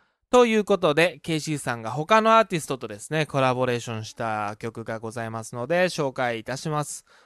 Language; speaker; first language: Japanese; native; Japanese